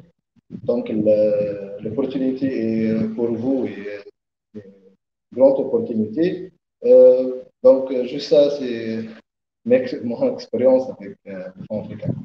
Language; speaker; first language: French; non-native, learner; Arabic